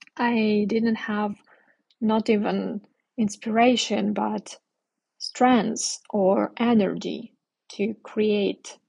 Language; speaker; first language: English; non-native, fluent; Ukrainian